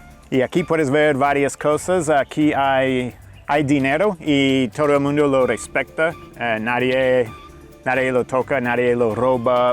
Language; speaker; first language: Spanish; non-native, fluent; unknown